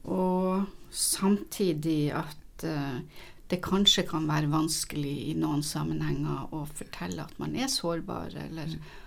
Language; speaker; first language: Norwegian; native; Norwegian